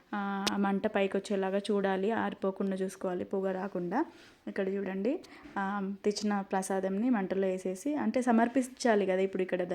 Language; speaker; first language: Telugu; non-native, local second language; Lambadi